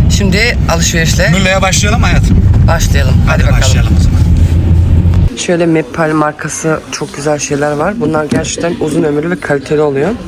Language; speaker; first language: Turkish; early bilingual, heritage; Turkish